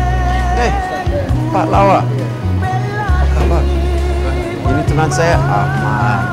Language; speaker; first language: Indonesian; non-native, fluent; English